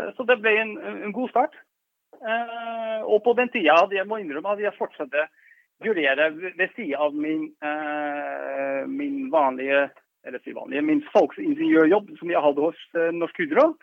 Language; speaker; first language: Norwegian; non-native, fluent; Dutch